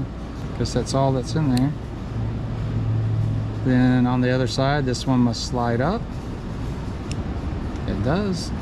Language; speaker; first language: English; native; English